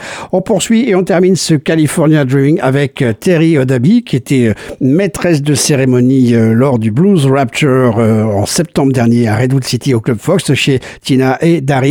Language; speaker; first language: French; native; French